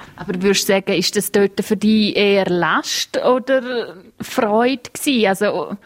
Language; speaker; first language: German; native; German